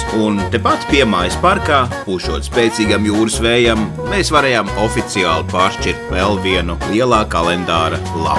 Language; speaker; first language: Latvian; native; Latvian